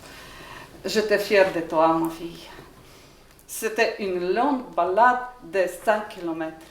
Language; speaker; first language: French; non-native, learner; Ukrainian